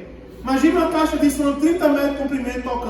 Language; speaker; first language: Portuguese; native; Portuguese